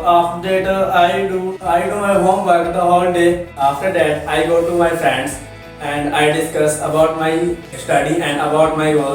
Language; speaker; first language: English; non-native, learner; Hindi